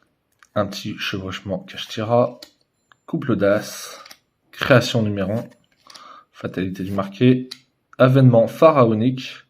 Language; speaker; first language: French; native; French